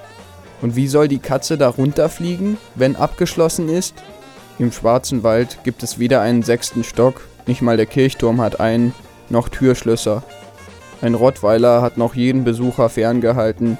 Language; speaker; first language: German; native; German